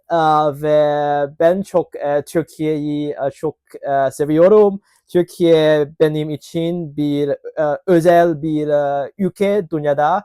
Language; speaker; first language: Turkish; non-native, learner; Cantonese